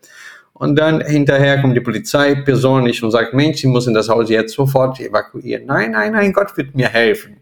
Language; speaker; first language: German; non-native, fluent; Portuguese